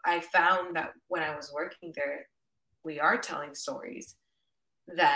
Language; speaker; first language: English; early bilingual, other home language; Spanish